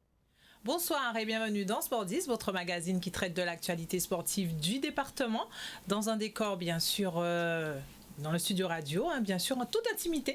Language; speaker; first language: French; native; French